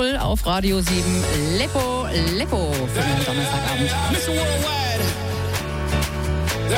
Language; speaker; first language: German; native; German